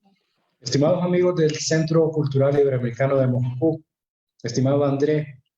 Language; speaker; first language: Spanish; native; Spanish